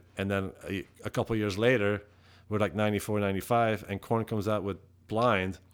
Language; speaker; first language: English; non-native, fluent; Dutch